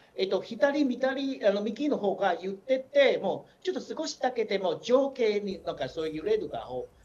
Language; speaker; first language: Japanese; non-native, learner; Chinese